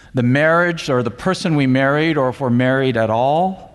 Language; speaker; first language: English; native; English